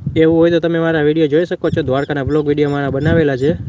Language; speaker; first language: Gujarati; non-native, local second language; Kachhi